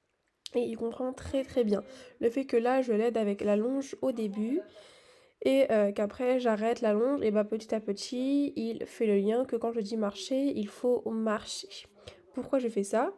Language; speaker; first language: French; native; French